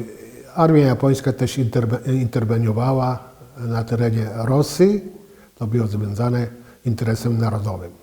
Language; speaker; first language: Polish; non-native, fluent; Japanese